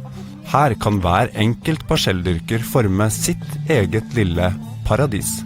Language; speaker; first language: Norwegian; native; Norwegian